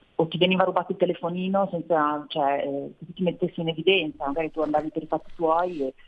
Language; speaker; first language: Italian; native; Italian